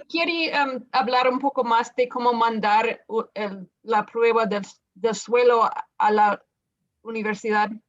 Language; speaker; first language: Spanish; non-native, fluent; English